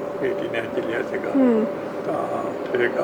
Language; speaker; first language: Punjabi; native; Punjabi